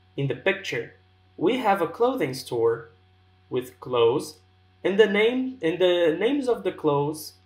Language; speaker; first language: English; non-native, fluent; Portuguese